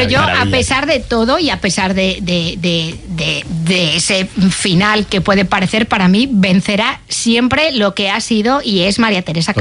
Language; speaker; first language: Spanish; native; Spanish